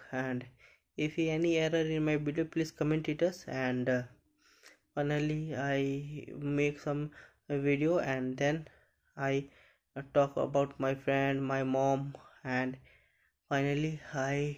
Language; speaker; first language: English; non-native, learner; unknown